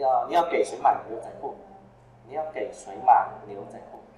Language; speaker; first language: Chinese; non-native, fluent; Vietnamese